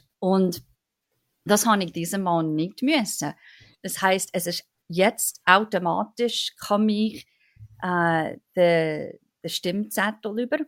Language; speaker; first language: German; non-native, fluent; English